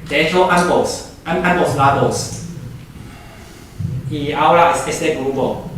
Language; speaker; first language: Spanish; non-native, fluent; Chinese